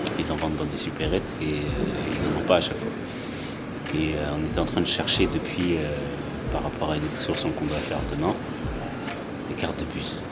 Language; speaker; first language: French; native; French